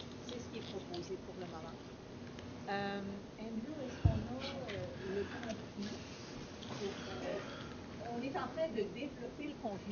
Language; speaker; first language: French; native; French